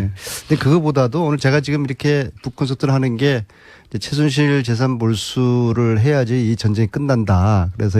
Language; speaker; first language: Korean; native; Korean